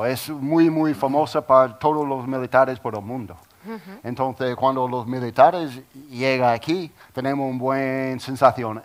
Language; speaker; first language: Spanish; non-native, learner; English